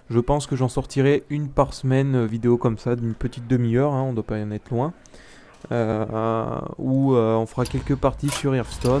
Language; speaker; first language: French; native; French